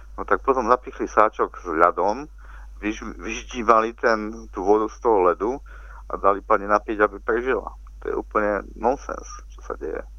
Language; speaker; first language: Slovak; native; Slovak